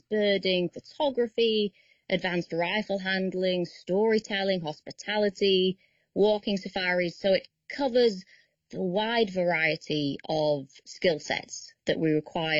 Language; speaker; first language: English; native; English